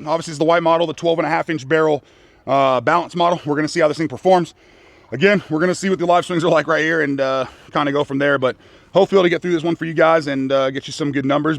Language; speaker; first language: English; native; English